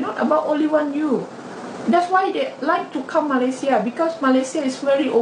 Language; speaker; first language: English; non-native, learner; Thai